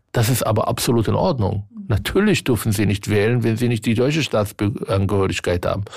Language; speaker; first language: German; non-native, fluent; Arabic